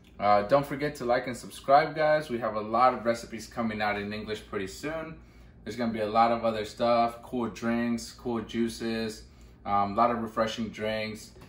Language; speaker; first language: English; early bilingual, other home language; Spanish